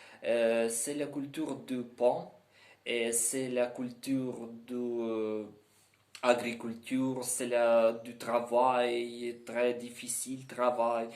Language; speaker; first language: French; non-native, learner; Ukrainian